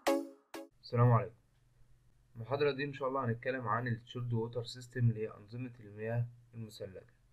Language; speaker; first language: Arabic; native; Arabic